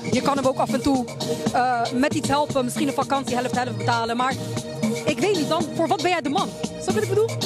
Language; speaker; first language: Dutch; early bilingual, other home language; Albanian